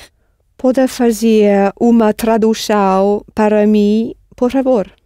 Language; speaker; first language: Portuguese; non-native, learner; English